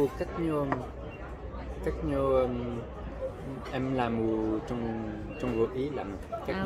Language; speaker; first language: Vietnamese; early bilingual, heritage; Vietnamese